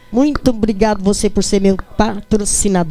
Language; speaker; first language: Portuguese; native; Portuguese